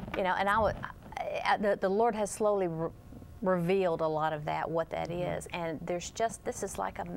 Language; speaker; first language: English; native; English